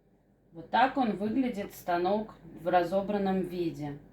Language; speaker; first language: Russian; native; Russian